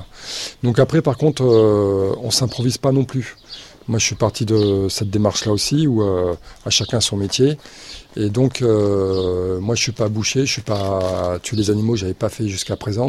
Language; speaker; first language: French; native; French